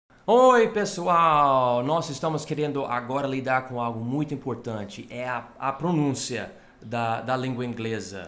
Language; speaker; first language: Portuguese; non-native, fluent; English